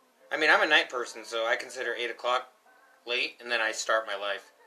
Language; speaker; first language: English; early bilingual, other home language; Spanish